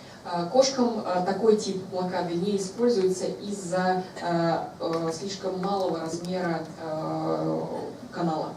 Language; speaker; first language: Russian; native; Russian